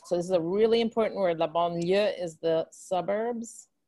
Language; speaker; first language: English; native; English